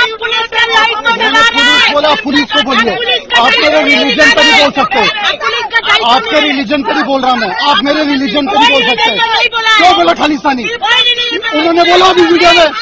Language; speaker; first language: Hindi; non-native, local second language; Punjabi